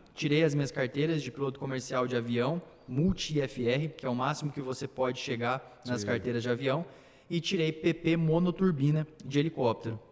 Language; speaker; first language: Portuguese; early bilingual, other home language; Slovak